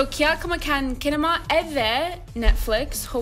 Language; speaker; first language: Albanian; early bilingual, heritage; Albanian